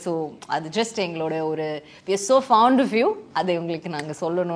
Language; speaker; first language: Tamil; native; Tamil